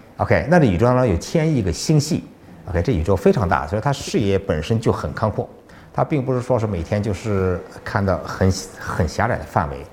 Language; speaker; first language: Chinese; native; Chinese